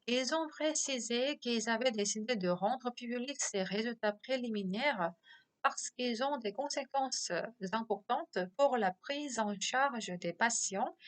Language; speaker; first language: French; non-native, fluent; Korean